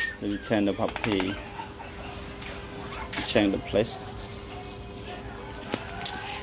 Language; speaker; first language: English; non-native, learner; Vietnamese